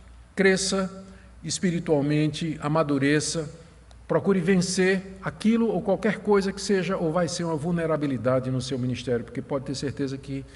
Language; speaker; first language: Portuguese; native; Portuguese